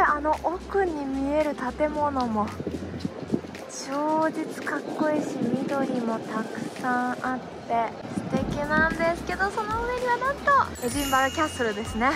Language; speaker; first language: Japanese; native; Japanese